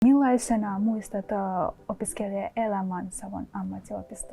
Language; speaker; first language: Finnish; non-native, fluent; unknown